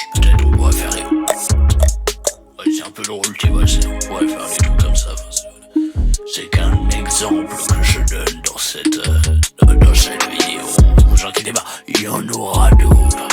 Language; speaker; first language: French; native; French